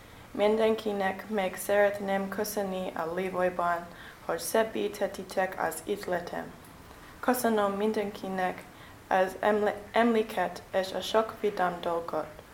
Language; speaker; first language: Hungarian; non-native, learner; English